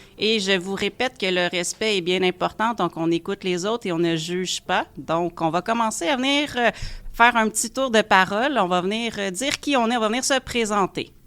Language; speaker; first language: French; native; French